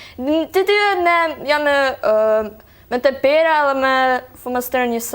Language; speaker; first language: Albanian; early bilingual, heritage; Albanian